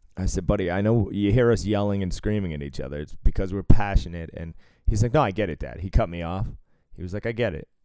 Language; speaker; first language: English; native; English